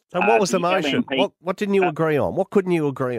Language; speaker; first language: English; native; English